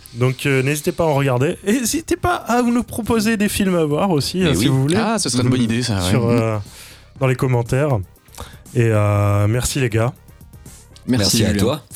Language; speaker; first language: French; native; French